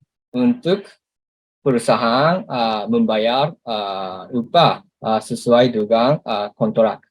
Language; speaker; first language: Indonesian; non-native, learner; Japanese